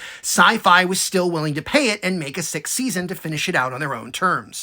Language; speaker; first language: English; native; English